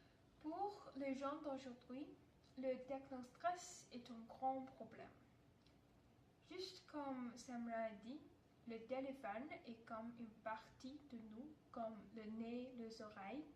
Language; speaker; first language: French; non-native, learner; English